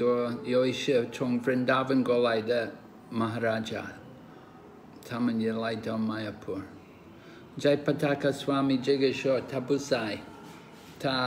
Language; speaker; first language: Chinese; non-native, learner; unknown